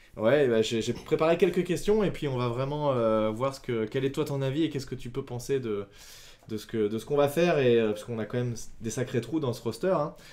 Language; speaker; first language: French; native; French